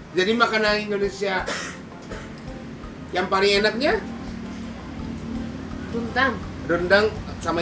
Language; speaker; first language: Indonesian; non-native, fluent; Japanese